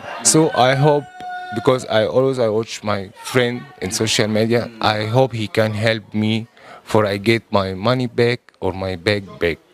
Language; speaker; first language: English; non-native, learner; Arabic